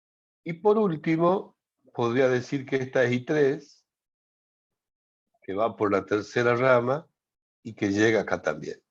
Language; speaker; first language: Spanish; native; Spanish